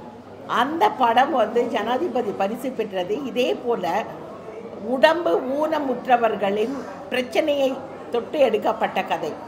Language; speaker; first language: Tamil; native; Tamil